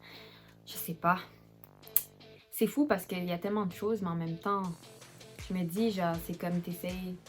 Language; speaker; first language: French; native; French